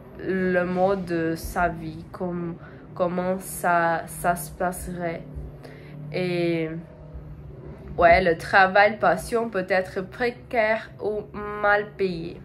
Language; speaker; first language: French; non-native, learner; Portuguese